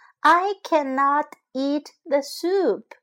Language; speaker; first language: English; non-native, fluent; Chinese